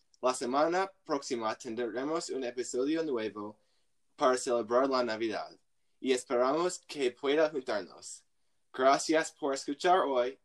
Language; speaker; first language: Spanish; non-native, learner; English